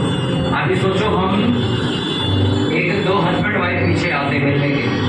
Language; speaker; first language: Hindi; native; Hindi